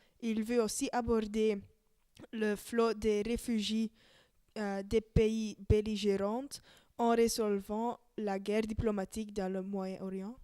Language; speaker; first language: French; non-native, learner; Dutch